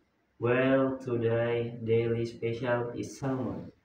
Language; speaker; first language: English; non-native, learner; Indonesian